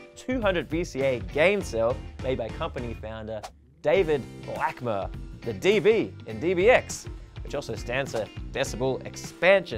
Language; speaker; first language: English; native; English